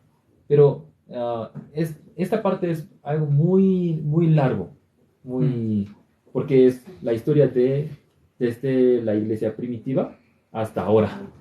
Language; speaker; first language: Spanish; non-native, learner; Korean